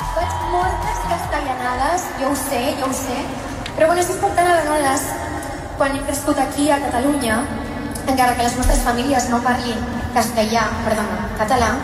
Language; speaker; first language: Catalan; non-native, local second language; Spanish